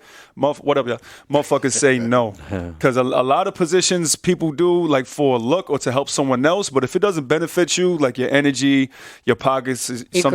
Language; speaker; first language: English; native; English